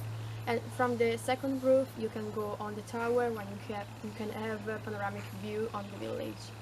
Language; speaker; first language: English; non-native, learner; Italian